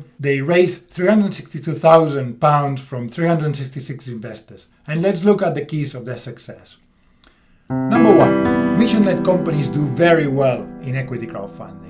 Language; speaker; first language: English; non-native, fluent; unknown